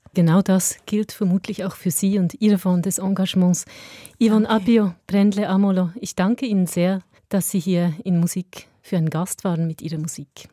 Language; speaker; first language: German; native; German